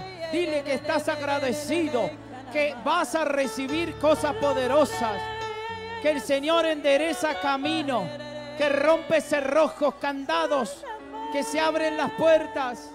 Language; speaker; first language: Spanish; native; Spanish